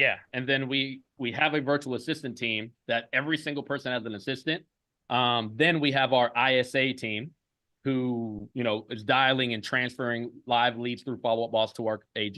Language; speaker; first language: English; native; English